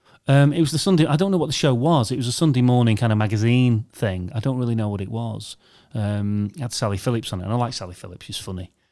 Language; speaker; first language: English; native; English